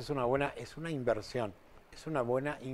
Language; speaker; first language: Spanish; native; Spanish